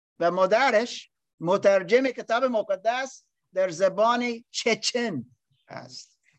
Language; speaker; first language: Persian; non-native, learner; English